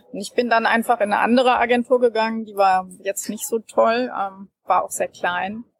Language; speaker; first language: German; native; German